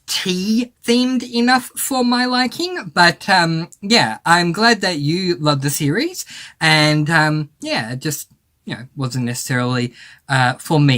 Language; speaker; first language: English; native; English